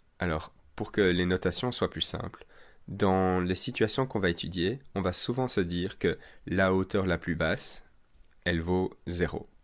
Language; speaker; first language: French; native; French